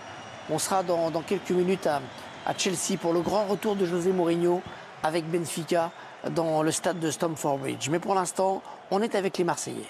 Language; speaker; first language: French; native; French